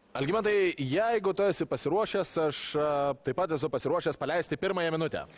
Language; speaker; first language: Lithuanian; native; Lithuanian